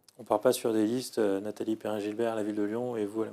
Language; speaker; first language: French; native; French